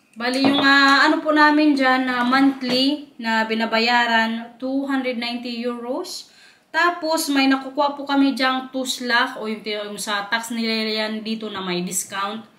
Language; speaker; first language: Filipino; non-native, local second language; Waray